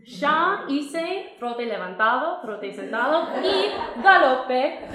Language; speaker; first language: Spanish; non-native, fluent; English